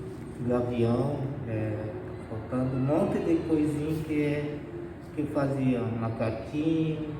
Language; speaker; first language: Portuguese; non-native, local second language; Guarani